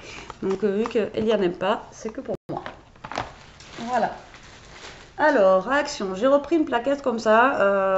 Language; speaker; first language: French; native; French